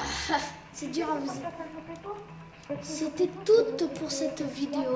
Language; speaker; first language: French; native; French